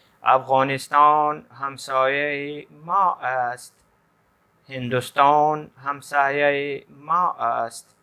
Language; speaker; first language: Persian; non-native, fluent; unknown